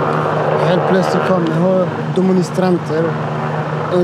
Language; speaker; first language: Swedish; non-native, fluent; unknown